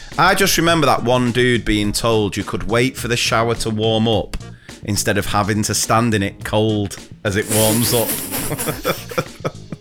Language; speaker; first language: English; native; English